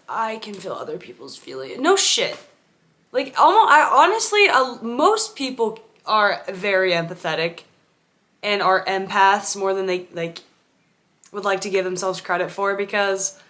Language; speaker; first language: English; native; English